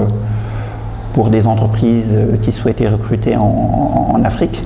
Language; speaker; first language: French; non-native, local second language; Wolof